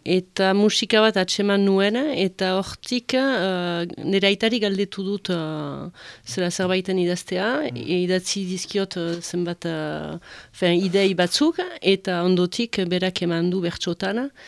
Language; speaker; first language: Basque; early bilingual, heritage; Basque